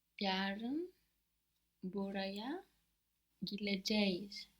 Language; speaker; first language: Turkish; non-native, learner; English